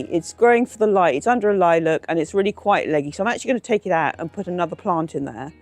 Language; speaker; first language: English; native; English